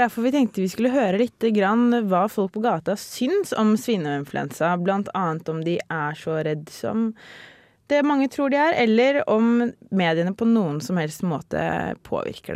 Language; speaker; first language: Norwegian; native; Norwegian